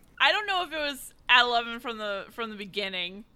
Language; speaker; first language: English; native; English